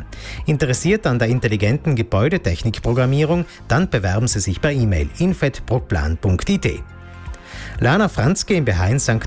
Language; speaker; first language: German; native; German